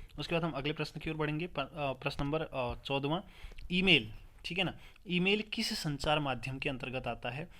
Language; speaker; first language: Hindi; native; Hindi